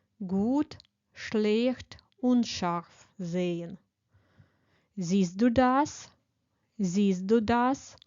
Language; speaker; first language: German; non-native, fluent; Ukrainian